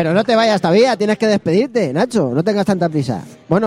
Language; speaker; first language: Spanish; native; Spanish